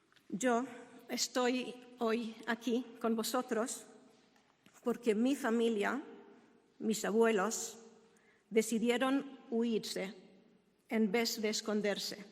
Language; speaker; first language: Spanish; non-native, fluent; Hebrew